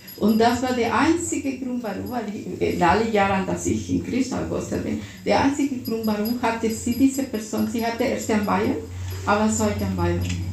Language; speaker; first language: German; non-native, fluent; Russian